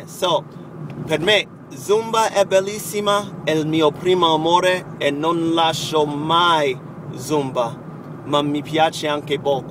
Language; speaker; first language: Italian; non-native, fluent; English